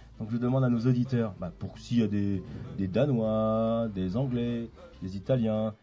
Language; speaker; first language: French; native; French